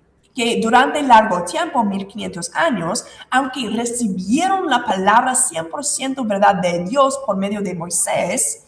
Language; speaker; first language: Spanish; non-native, fluent; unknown